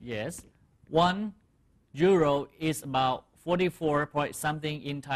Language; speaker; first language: English; non-native, fluent; Thai